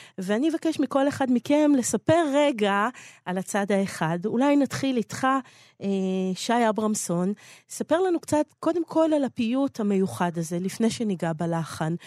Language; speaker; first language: Hebrew; native; Hebrew